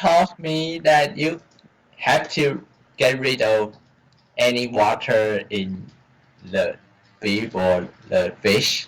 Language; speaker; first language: English; non-native, learner; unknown